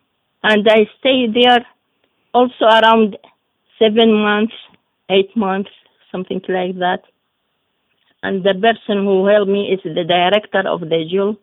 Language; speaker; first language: English; non-native, learner; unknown